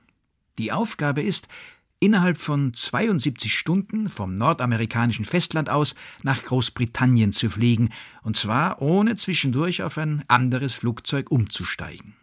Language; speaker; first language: German; native; German